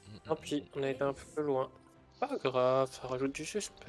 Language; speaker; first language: French; native; French